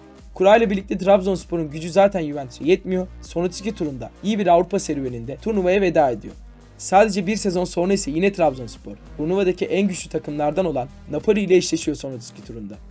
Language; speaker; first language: Turkish; native; Turkish